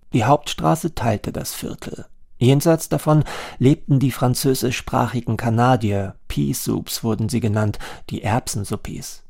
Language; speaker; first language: German; native; German